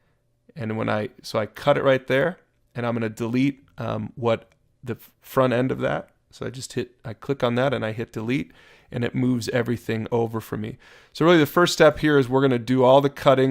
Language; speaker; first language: English; native; English